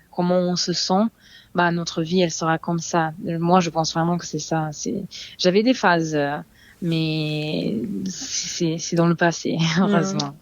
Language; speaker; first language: French; non-native, fluent; Serbian